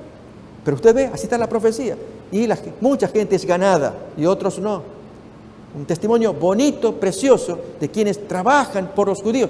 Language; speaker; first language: Spanish; native; Spanish